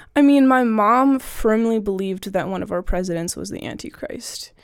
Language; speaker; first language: English; native; English